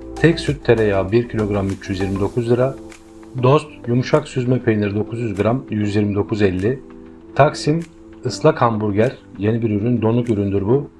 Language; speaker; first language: Turkish; native; Turkish